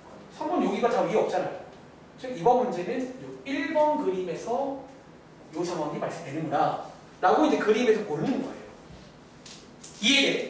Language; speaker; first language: Korean; native; Korean